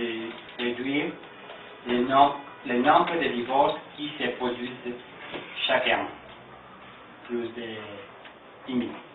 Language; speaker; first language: French; non-native, learner; Spanish